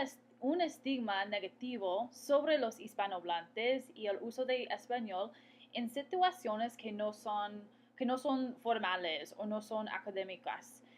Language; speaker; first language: Spanish; non-native, fluent; English